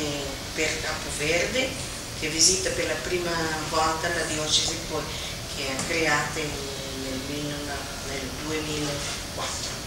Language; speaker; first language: Italian; non-native, fluent; Kabuverdianu